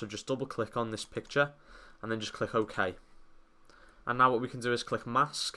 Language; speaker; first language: English; native; English